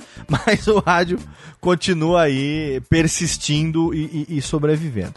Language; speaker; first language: Portuguese; native; Portuguese